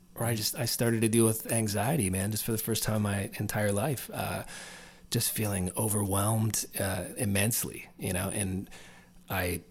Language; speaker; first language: English; native; English